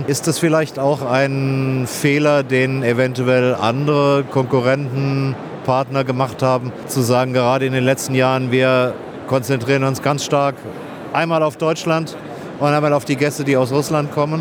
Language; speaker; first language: German; native; German